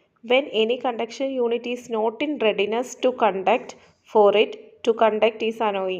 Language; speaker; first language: English; non-native, local second language; Malayalam